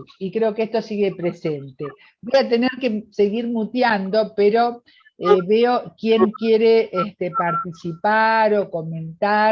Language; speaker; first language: Spanish; native; Spanish